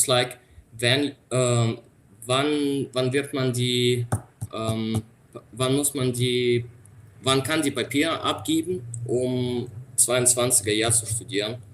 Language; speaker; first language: German; non-native, fluent; Russian